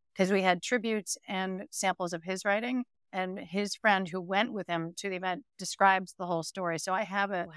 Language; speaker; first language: English; native; English